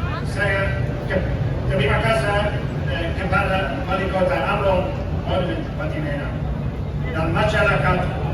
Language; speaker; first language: Indonesian; non-native, learner; Dutch